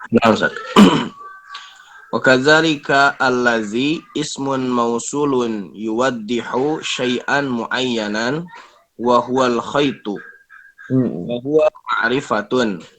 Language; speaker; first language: Arabic; non-native, learner; Indonesian